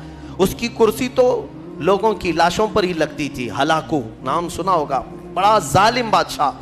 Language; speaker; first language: Urdu; native; Urdu